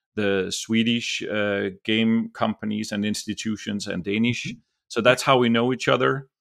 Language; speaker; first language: English; non-native, fluent; Danish